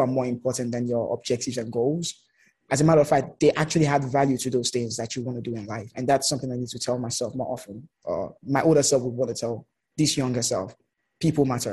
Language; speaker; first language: English; non-native, local second language; Yoruba